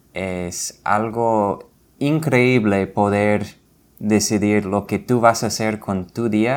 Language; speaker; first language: Spanish; non-native, fluent; English